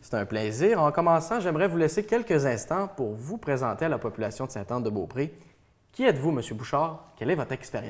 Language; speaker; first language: French; native; French